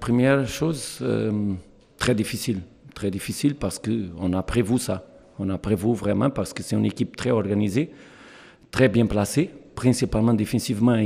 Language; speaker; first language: French; non-native, learner; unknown